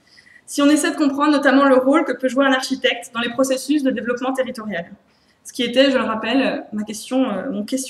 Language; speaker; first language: French; native; French